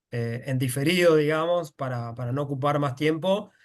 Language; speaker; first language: Spanish; native; Spanish